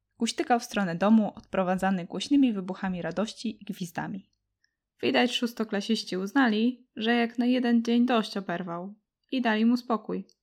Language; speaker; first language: Polish; native; Polish